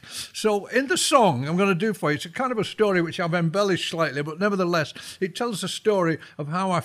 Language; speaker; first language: English; native; English